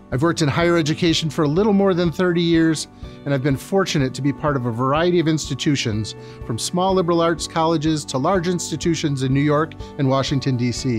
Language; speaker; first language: English; native; English